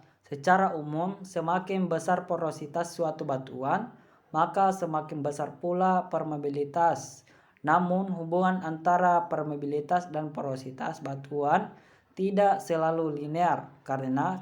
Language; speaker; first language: Indonesian; native; Indonesian